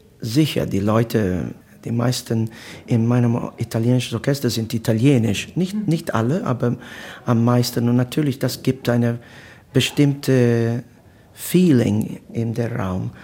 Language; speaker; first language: German; non-native, learner; Italian